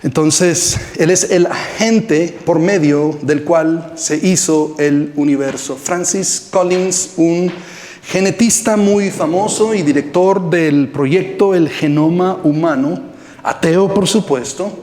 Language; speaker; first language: Spanish; native; Spanish